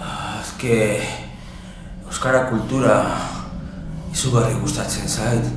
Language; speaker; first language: Basque; non-native, learner; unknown